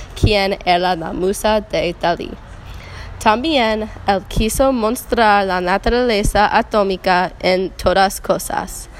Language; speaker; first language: Spanish; non-native, learner; English